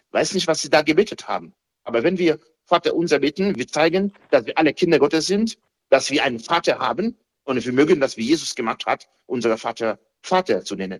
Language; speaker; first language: German; non-native, fluent; Haitian Creole